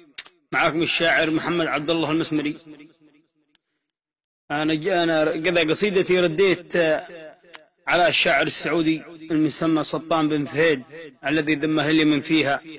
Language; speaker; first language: Arabic; native; Arabic